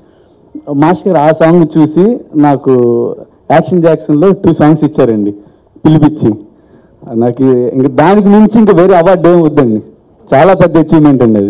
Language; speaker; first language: Telugu; native; Telugu